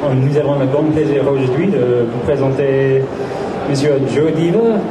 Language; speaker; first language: French; non-native, learner; English